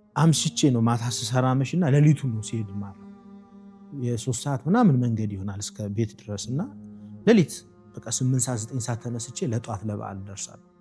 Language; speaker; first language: Amharic; native; Amharic